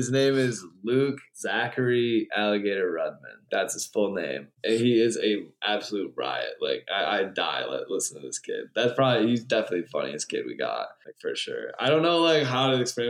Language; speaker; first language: English; native; English